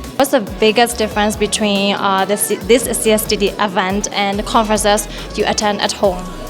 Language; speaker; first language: English; non-native, learner; Burmese